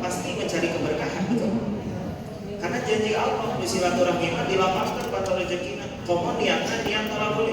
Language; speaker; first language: Indonesian; non-native, local second language; Sundanese